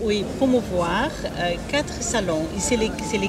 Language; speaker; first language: French; non-native, learner; Portuguese